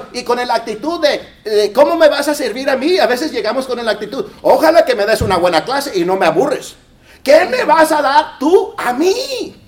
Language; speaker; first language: Spanish; early bilingual, heritage; Spanish